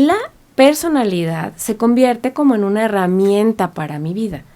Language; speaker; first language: Spanish; native; Spanish